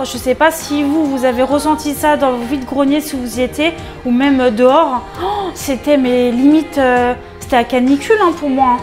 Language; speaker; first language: French; native; French